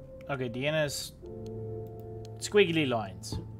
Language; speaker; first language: English; non-native, local second language; Afrikaans